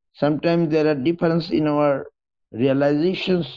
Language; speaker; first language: English; non-native, local second language; Bangla